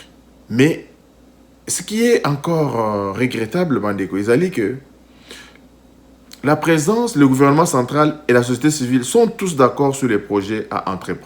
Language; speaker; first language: French; non-native, local second language; Lingala